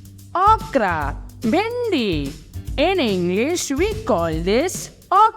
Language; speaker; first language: English; non-native, local second language; Hindi